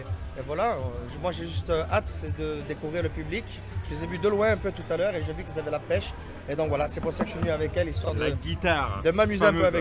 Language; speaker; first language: French; native; French